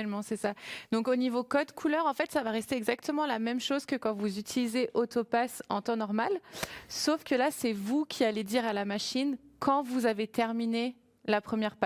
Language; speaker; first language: French; native; French